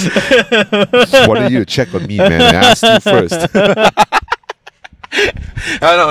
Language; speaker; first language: English; non-native, local second language; Cantonese